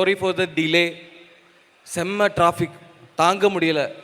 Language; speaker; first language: Tamil; non-native, learner; Malayalam